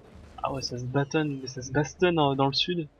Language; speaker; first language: French; native; French